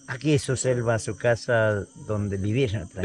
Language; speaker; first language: Spanish; non-native, local second language; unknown